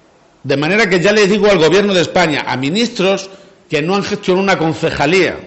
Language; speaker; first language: Spanish; native; Spanish